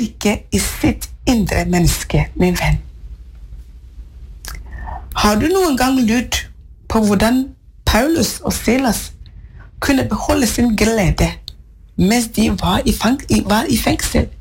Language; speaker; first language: Norwegian; non-native, fluent; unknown